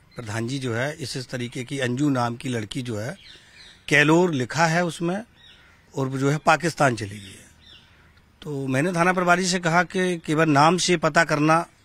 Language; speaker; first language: Hindi; native; Hindi